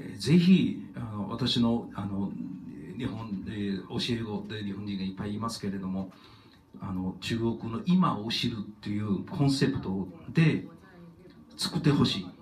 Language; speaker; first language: Japanese; non-native, fluent; Chinese